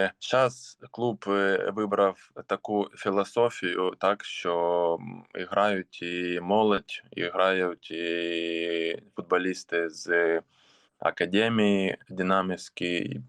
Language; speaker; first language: Ukrainian; non-native, local second language; Russian